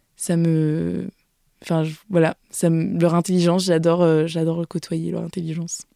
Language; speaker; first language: French; native; French